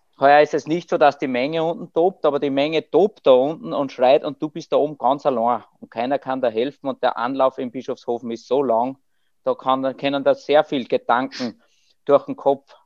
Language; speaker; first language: German; native; German